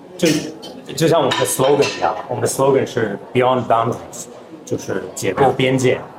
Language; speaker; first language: Chinese; early bilingual, heritage; Chinese